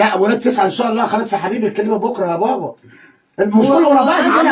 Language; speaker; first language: Arabic; native; Arabic